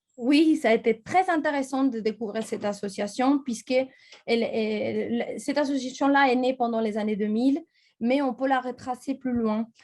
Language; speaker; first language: French; non-native, fluent; Spanish